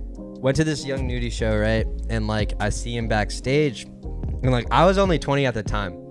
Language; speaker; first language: English; native; English